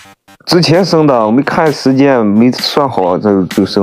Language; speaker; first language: Chinese; native; Chinese